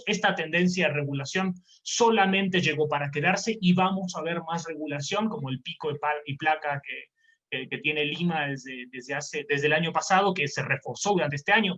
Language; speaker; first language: Spanish; native; Spanish